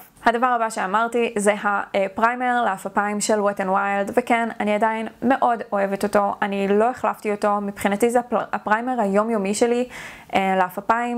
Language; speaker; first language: Hebrew; native; Hebrew